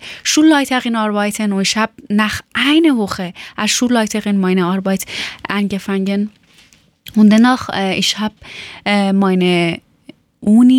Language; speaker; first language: German; non-native, fluent; Persian